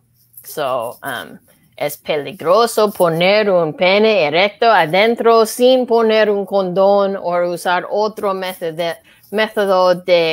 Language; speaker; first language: Spanish; non-native, learner; English